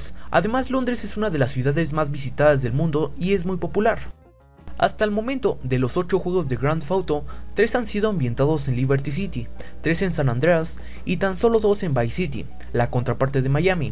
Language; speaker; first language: Spanish; native; Spanish